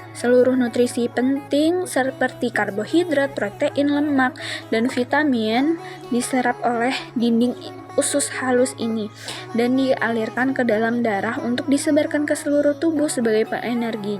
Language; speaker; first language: Indonesian; native; Indonesian